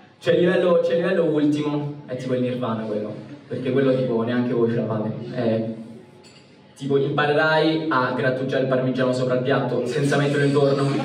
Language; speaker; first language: Italian; early bilingual, heritage; Italian